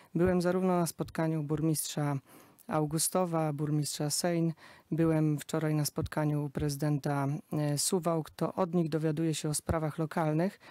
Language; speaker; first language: Polish; native; Polish